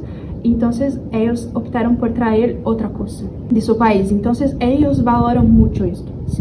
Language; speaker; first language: Spanish; non-native, learner; Portuguese